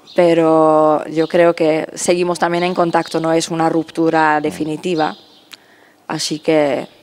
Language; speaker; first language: Spanish; non-native, fluent; Czech